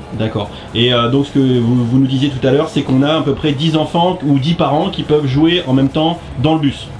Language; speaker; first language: French; native; French